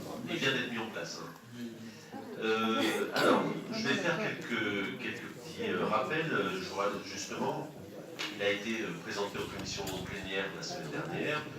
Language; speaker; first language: French; native; French